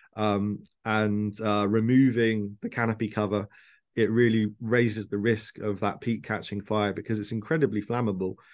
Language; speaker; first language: English; native; English